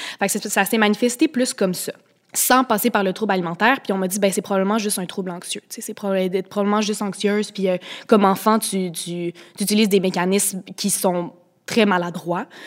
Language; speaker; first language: French; native; French